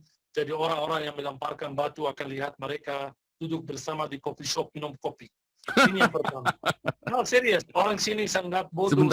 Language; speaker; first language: Indonesian; non-native, fluent; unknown